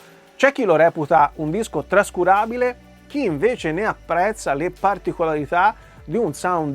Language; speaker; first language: Italian; native; Italian